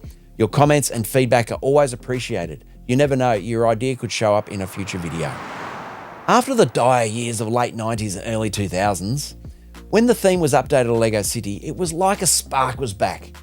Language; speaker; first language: English; native; English